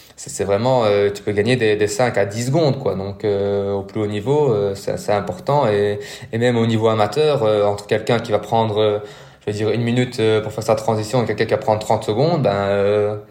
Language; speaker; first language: French; native; French